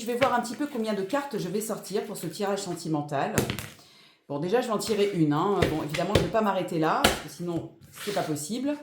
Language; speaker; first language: French; native; French